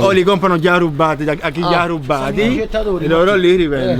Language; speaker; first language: Italian; native; Italian